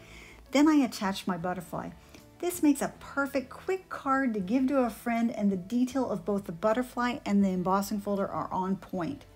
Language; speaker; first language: English; native; English